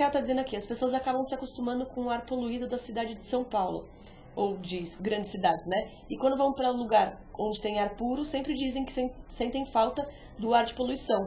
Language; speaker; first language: Portuguese; native; Portuguese